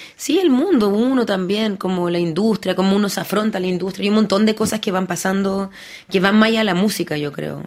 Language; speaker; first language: Spanish; early bilingual, heritage; French